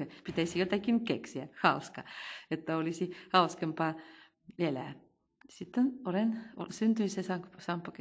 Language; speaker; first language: Finnish; non-native, fluent; Russian